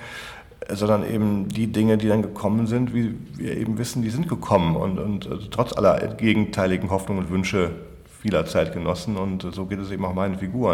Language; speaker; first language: German; native; German